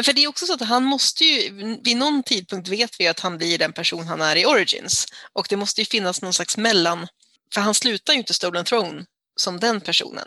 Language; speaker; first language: Swedish; native; Swedish